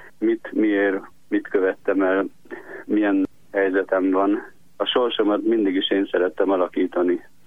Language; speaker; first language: Hungarian; native; Hungarian